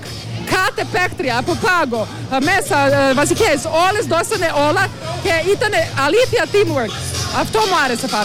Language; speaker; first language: Greek; non-native, fluent; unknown